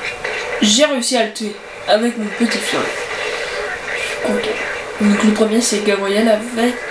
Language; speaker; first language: French; native; French